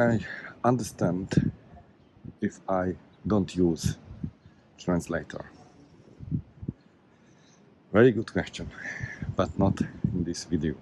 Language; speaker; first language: English; non-native, learner; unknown